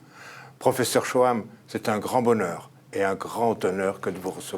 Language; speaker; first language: French; native; French